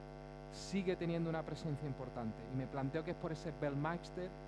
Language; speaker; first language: Spanish; native; Spanish